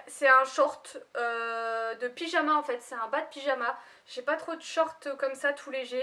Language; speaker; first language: French; native; French